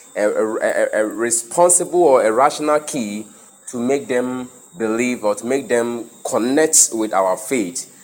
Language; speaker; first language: English; non-native, local second language; Akan